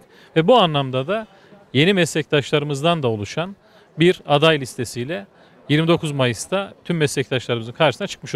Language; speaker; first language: Turkish; native; Turkish